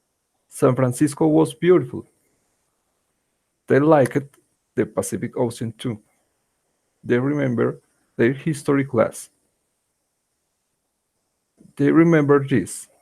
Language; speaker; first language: English; non-native, learner; Spanish